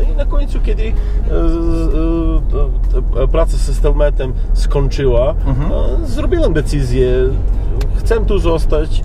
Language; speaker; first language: Polish; non-native, learner; Serbian